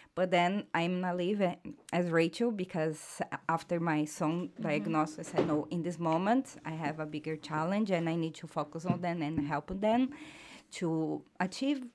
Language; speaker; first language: English; non-native, fluent; Portuguese